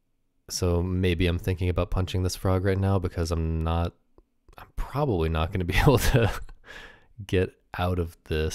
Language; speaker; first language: English; native; English